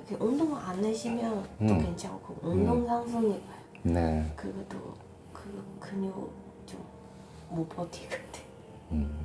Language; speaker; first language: Korean; non-native, learner; Chinese